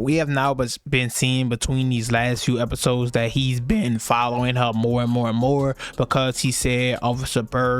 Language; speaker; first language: English; native; English